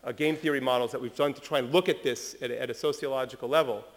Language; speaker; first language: English; early bilingual, other home language; French